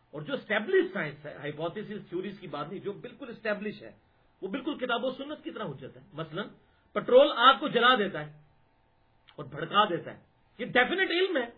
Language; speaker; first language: Urdu; non-native, local second language; Punjabi